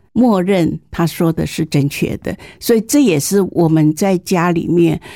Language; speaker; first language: Chinese; native; Chinese